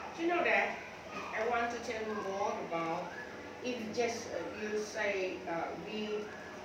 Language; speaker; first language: English; non-native, learner; Thai